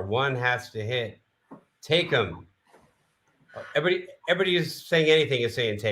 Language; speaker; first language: English; native; English